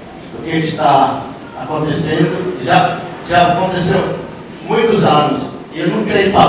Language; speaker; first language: Portuguese; non-native, local second language; Yanomámi